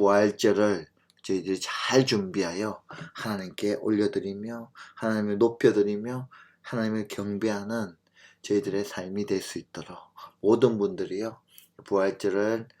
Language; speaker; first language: Korean; native; Korean